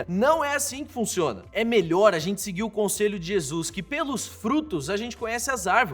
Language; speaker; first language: Portuguese; native; Portuguese